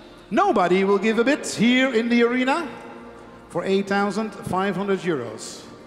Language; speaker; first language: English; non-native, fluent; Dutch